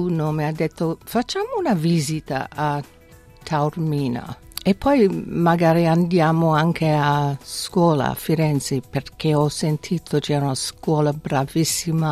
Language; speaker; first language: Italian; non-native, fluent; English